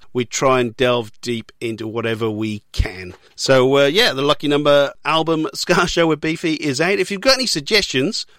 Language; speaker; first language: English; native; English